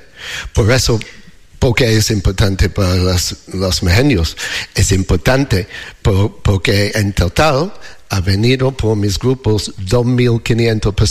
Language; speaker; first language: Spanish; non-native, learner; English